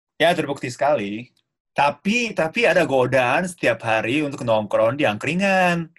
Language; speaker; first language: Indonesian; non-native, fluent; Japanese